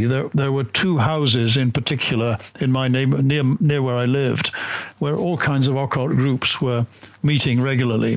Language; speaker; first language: English; native; English